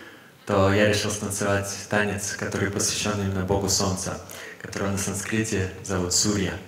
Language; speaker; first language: Russian; native; Russian